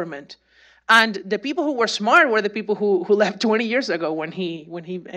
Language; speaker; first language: English; non-native, fluent; Spanish